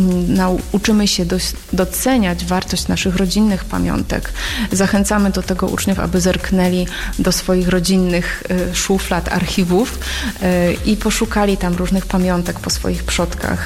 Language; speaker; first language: Polish; native; Polish